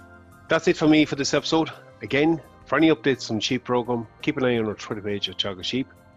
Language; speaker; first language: English; native; English